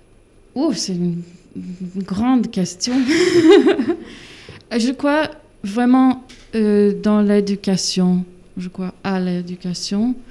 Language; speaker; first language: French; non-native, fluent; English